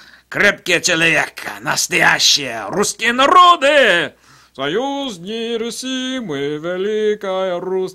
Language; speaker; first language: Russian; non-native, learner; English